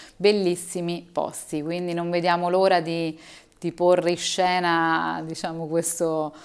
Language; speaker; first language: Italian; native; Italian